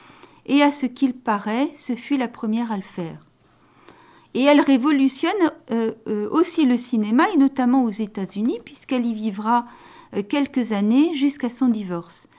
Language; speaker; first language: French; native; French